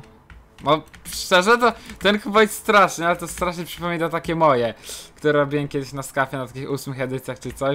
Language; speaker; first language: Polish; native; Polish